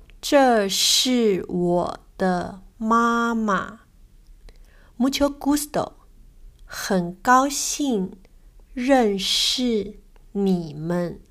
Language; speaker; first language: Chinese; non-native, learner; Spanish